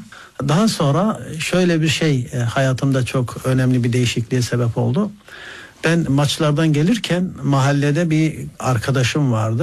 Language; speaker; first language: Turkish; native; Turkish